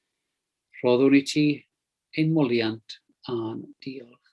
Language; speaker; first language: Welsh; native; Welsh